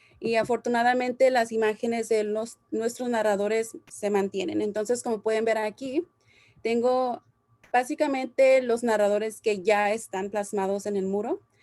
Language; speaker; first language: Spanish; early bilingual, heritage; Spanish